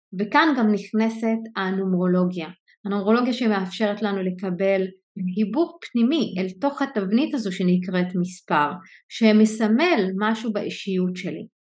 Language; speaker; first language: Hebrew; non-native, local second language; Arabic